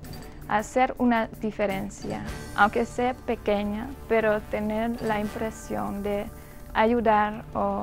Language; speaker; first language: Spanish; non-native, fluent; Dutch